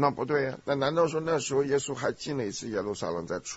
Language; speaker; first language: Chinese; native; Chinese